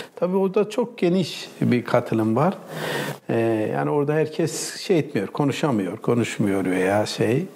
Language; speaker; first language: Turkish; native; Turkish